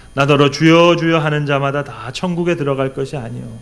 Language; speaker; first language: Korean; native; Korean